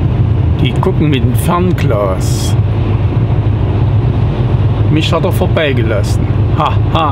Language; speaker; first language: German; native; German